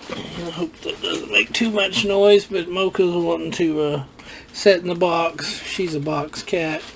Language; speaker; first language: English; native; English